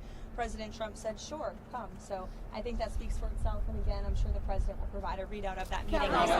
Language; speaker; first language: English; native; English